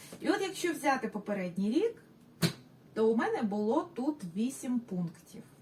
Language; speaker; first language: Ukrainian; non-native, local second language; Russian